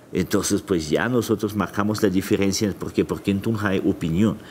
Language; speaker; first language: Spanish; non-native, fluent; Russian